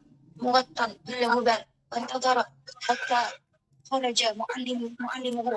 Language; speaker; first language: Arabic; non-native, learner; Indonesian